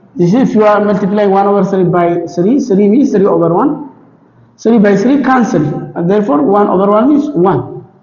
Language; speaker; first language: English; non-native, local second language; Amharic